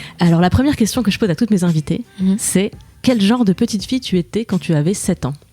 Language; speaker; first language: French; native; French